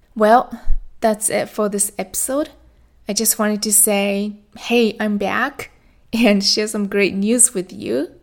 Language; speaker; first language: English; non-native, fluent; Japanese